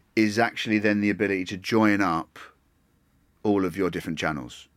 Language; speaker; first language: English; native; English